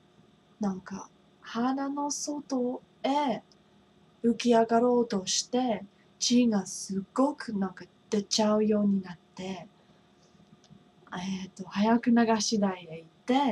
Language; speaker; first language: Japanese; non-native, fluent; English